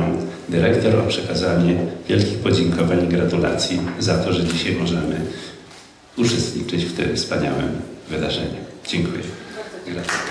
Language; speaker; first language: Polish; native; Polish